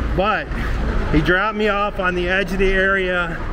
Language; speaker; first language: English; native; English